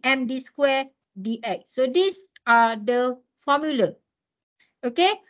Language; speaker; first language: English; non-native, local second language; Malay